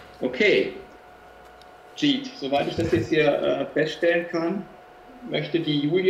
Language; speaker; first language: German; native; German